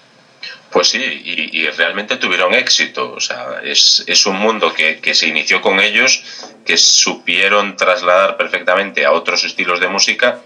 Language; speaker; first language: Spanish; native; Spanish